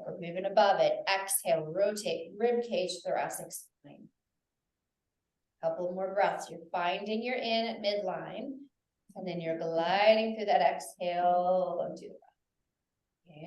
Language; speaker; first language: English; native; English